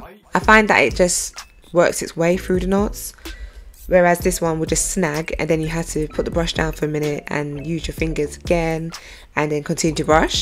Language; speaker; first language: English; native; English